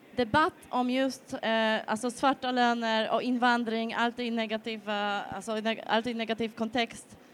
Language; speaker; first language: Swedish; non-native, fluent; Polish